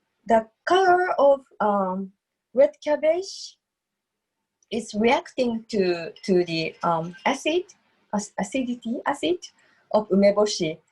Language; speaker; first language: English; non-native, fluent; Japanese